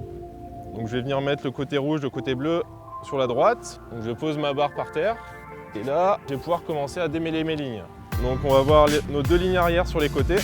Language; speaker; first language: French; native; French